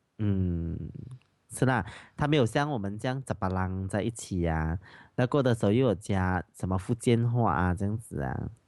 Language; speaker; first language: Chinese; native; Chinese